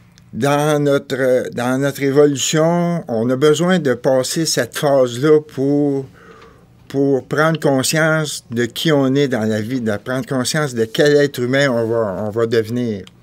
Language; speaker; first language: French; native; French